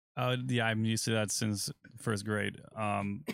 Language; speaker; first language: English; non-native, fluent; German